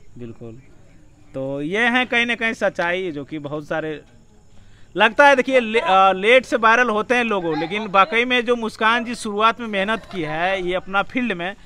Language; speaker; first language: Hindi; native; Hindi